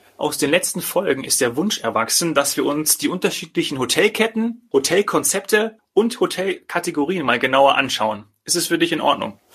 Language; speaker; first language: German; native; German